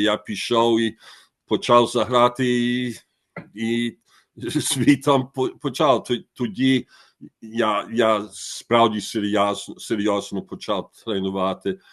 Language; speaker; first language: Ukrainian; early bilingual, heritage; Ukrainian